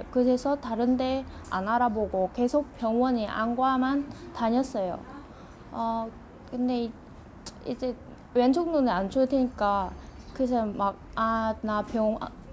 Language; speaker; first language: Korean; non-native, fluent; Vietnamese